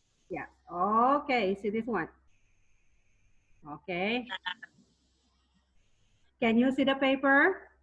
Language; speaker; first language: English; non-native, fluent; Thai